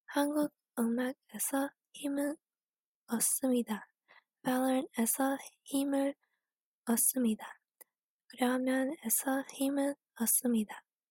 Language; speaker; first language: Korean; non-native, learner; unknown